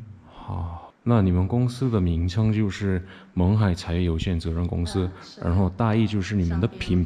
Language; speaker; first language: Chinese; non-native, fluent; Korean